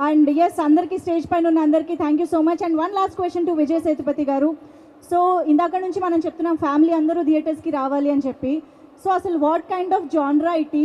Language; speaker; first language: Telugu; native; Telugu